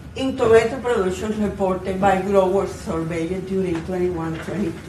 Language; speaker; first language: English; non-native, fluent; Spanish